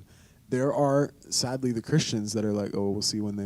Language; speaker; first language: English; native; English